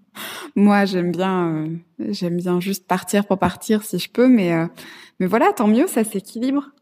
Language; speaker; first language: French; native; French